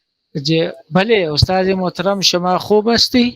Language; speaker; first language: Persian; non-native, learner; Urdu